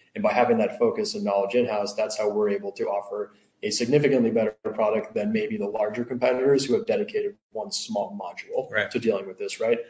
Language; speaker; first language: English; native; English